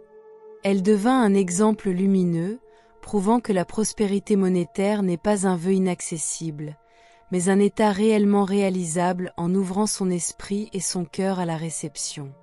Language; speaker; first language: French; native; French